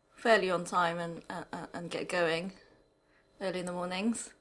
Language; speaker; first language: English; early bilingual, other home language; Japanese